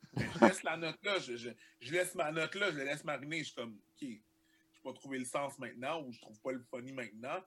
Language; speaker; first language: French; early bilingual, other home language; Haitian Creole